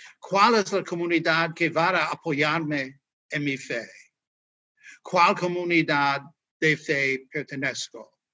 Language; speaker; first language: Spanish; non-native, learner; English